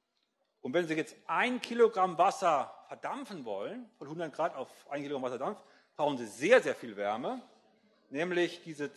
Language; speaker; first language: German; native; German